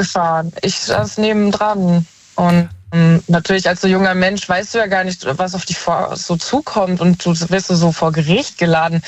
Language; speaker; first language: German; native; German